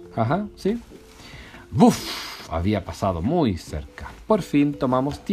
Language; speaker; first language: Spanish; native; Spanish